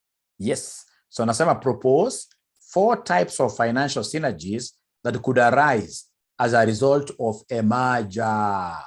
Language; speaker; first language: English; non-native, local second language; Swahili